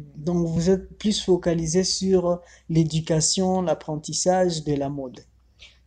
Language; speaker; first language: French; non-native, fluent; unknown